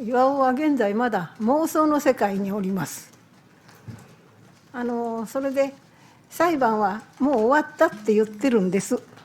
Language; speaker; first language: Japanese; native; Japanese